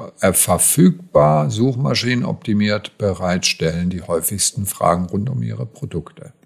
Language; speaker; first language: German; native; German